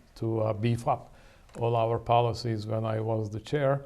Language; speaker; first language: English; non-native, fluent; Turkish